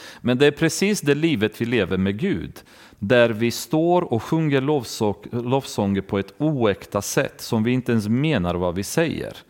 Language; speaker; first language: Swedish; non-native, fluent; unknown